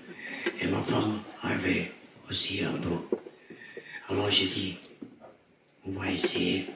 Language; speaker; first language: French; non-native, fluent; Dutch